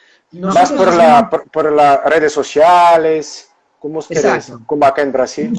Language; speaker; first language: Spanish; non-native, local second language; Portuguese